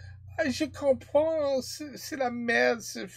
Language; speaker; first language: French; non-native, learner; English